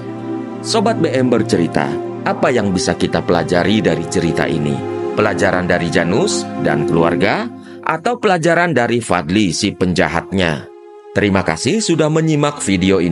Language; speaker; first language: Indonesian; native; Indonesian